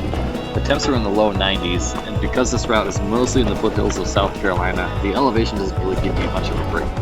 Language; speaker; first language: English; native; English